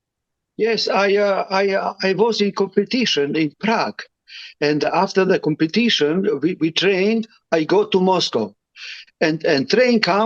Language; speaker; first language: English; non-native, learner; Romany